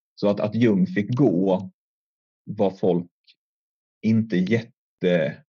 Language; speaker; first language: Swedish; native; Swedish